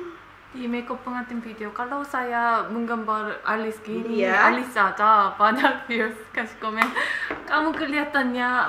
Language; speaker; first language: Indonesian; non-native, learner; Korean